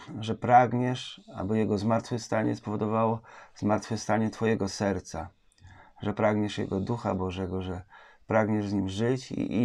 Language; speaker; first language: Polish; native; Polish